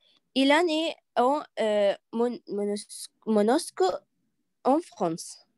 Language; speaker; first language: French; non-native, learner; Arabic